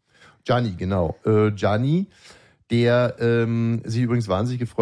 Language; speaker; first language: German; native; German